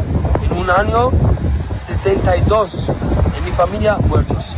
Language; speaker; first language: Spanish; non-native, learner; Arabic